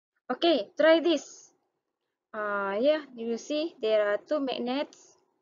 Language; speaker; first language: English; non-native, local second language; Malay